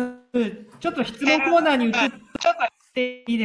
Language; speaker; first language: Japanese; native; Japanese